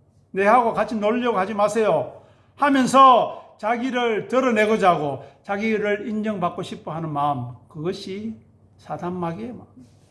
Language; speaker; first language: Korean; native; Korean